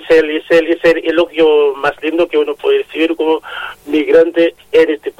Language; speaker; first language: Spanish; non-native, fluent; Haitian Creole